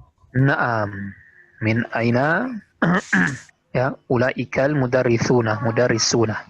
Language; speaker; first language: Arabic; non-native, fluent; Indonesian